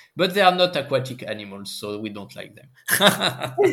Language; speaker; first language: English; non-native, fluent; French